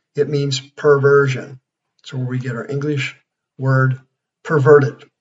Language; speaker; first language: English; native; English